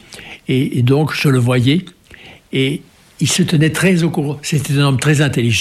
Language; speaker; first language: French; native; French